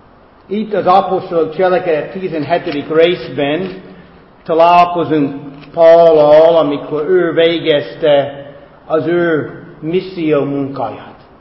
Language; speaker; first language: Hungarian; non-native, fluent; English